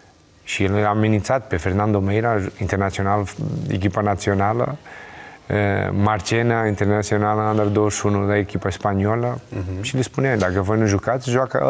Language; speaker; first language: Romanian; non-native, learner; Portuguese